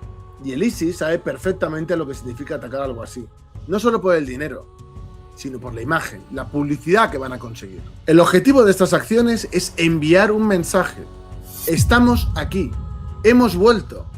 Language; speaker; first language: Spanish; native; Spanish